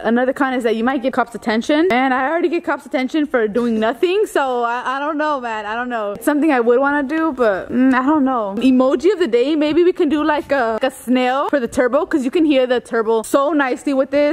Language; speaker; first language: English; early bilingual, other home language; Spanish